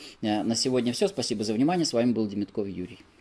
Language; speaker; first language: Russian; native; Russian